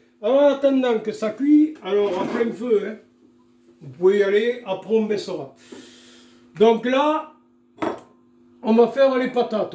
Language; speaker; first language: French; native; French